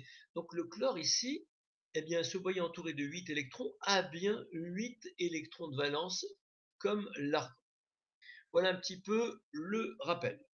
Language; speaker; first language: French; native; French